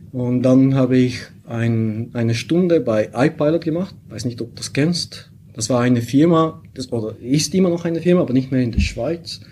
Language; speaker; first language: German; non-native, fluent; Bulgarian